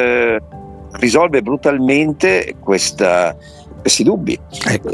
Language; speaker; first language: Italian; native; Italian